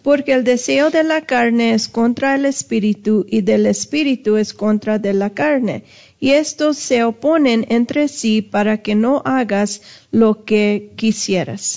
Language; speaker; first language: Spanish; early bilingual, heritage; Spanish